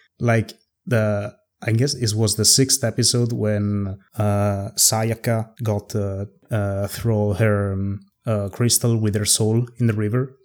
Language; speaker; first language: English; non-native, fluent; Italian